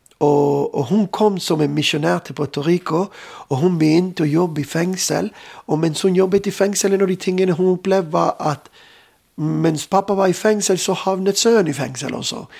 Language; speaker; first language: Norwegian; non-native, fluent; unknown